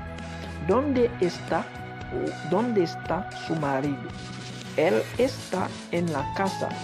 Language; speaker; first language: Spanish; non-native, fluent; Haitian Creole